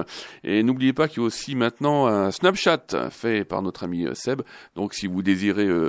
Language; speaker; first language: French; native; French